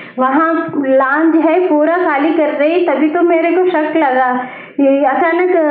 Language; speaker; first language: Hindi; non-native, local second language; Telugu